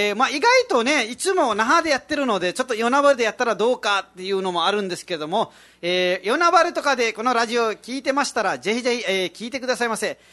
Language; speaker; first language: Japanese; non-native, fluent; Nepali